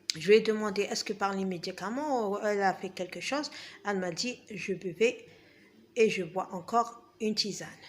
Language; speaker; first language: French; non-native, local second language; Arabic